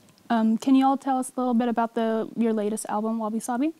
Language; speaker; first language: English; native; English